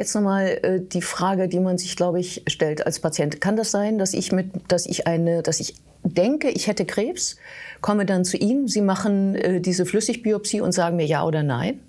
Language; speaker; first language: German; native; German